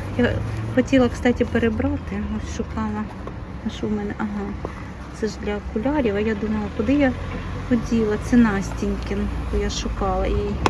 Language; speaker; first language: Ukrainian; non-native, local second language; Russian